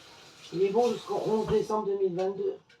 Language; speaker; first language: French; native; French